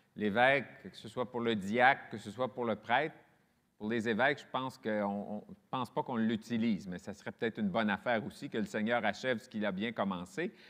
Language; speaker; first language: French; native; French